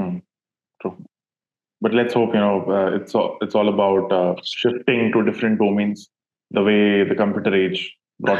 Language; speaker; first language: English; non-native, local second language; Hindi